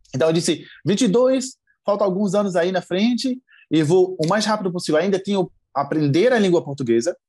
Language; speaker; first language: Portuguese; non-native, fluent; Arabic